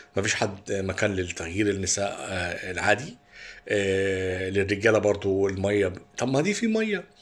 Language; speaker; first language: Arabic; native; Arabic